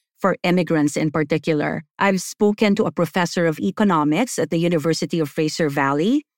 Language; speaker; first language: English; non-native, local second language; Filipino